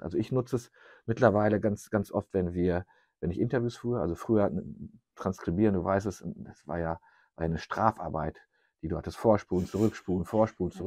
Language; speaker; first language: German; native; German